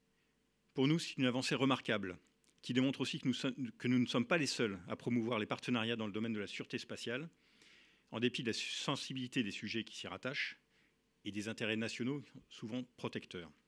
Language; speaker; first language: French; native; French